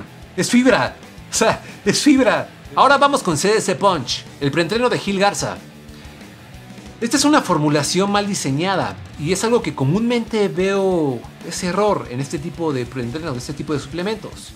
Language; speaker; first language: Spanish; native; Spanish